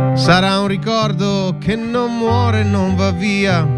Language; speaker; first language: Italian; native; Italian